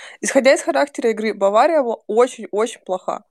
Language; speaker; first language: Russian; native; Russian